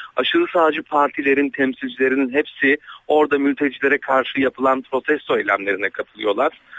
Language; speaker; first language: Turkish; early bilingual, other home language; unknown